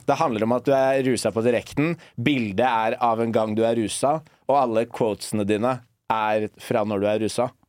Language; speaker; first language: Norwegian; early bilingual, other home language; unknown